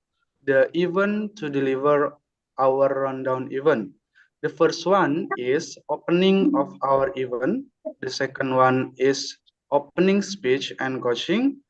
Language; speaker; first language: English; non-native, learner; Indonesian